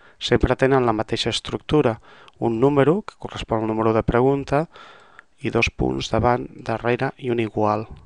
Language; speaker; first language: Catalan; non-native, local second language; Spanish